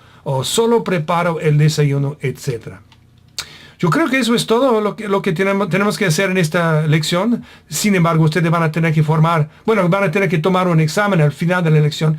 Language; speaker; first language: Spanish; non-native, fluent; English